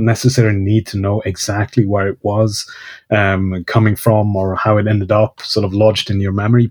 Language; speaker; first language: English; non-native, fluent; Swedish